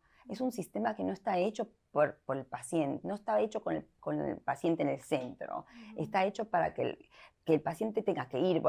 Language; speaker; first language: Spanish; early bilingual, heritage; Spanish